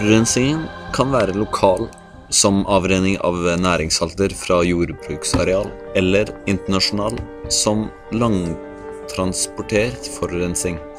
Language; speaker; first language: Norwegian; native; Norwegian